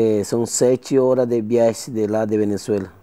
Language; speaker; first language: Portuguese; non-native, learner; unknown